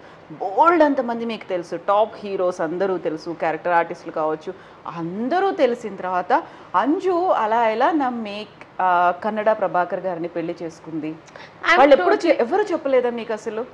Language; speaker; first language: Telugu; native; Telugu